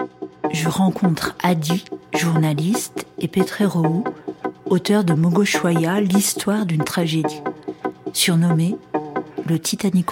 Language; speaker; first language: French; native; French